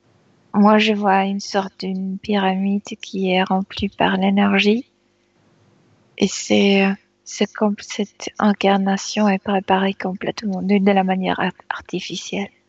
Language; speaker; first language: French; non-native, fluent; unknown